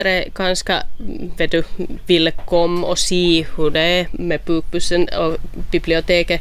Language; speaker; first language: Swedish; non-native, local second language; Finnish